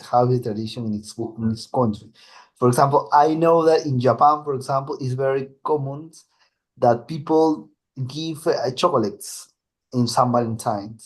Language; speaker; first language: English; non-native, learner; Spanish